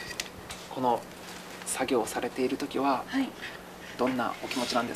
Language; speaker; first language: Japanese; native; Japanese